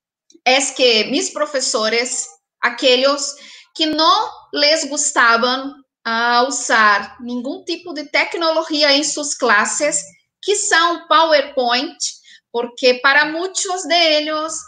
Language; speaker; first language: Spanish; non-native, fluent; Portuguese